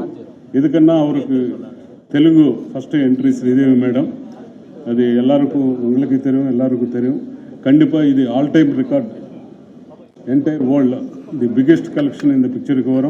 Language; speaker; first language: Tamil; non-native, learner; Telugu